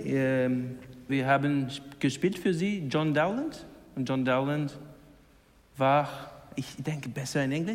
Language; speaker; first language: German; non-native, learner; English